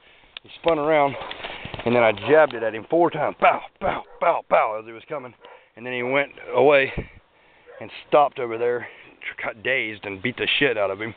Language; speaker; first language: English; native; English